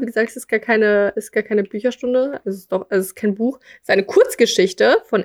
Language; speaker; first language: German; native; German